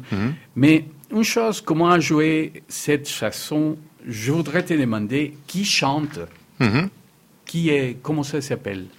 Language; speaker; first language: French; non-native, fluent; Spanish